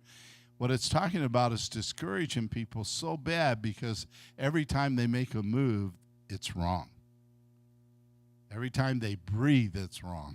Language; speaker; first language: English; native; English